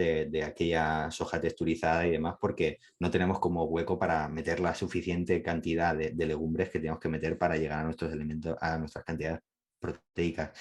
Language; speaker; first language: Spanish; native; Spanish